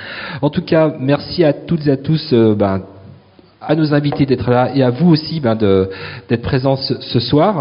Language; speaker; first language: French; native; French